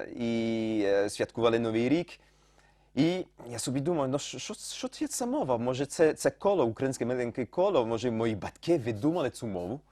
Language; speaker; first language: Ukrainian; early bilingual, heritage; Ukrainian